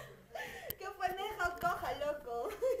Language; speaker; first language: Spanish; native; Spanish